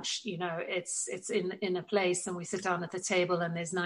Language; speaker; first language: English; native; English